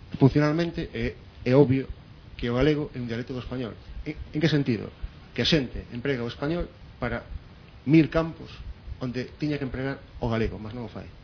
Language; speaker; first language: Galician; non-native, local second language; Spanish